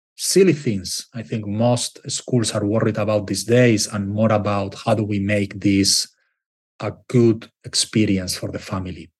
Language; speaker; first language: English; non-native, fluent; Spanish